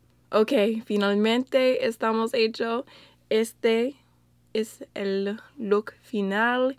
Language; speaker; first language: Spanish; non-native, learner; English